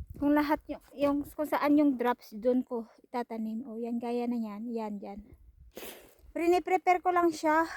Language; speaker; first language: Filipino; non-native, local second language; Iloko